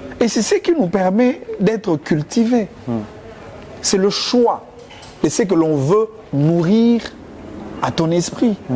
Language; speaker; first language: French; non-native, local second language; Lingala